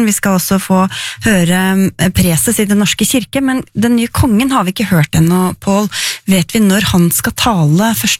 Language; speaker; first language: Norwegian; native; Norwegian